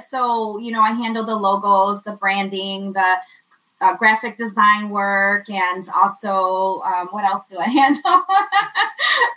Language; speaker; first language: English; native; English